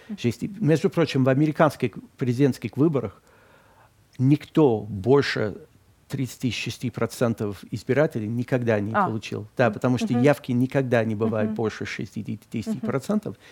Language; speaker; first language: Russian; non-native, fluent; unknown